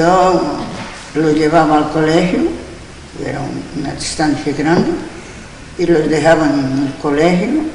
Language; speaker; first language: Spanish; non-native, local second language; Galician